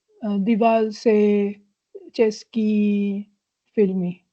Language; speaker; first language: Czech; non-native, learner; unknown